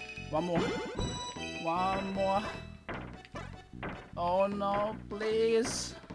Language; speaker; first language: English; non-native, learner; Japanese